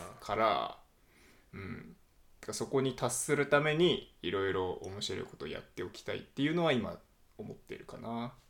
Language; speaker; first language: Japanese; native; Japanese